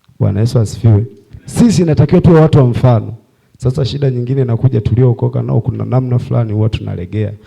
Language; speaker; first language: Swahili; native; Swahili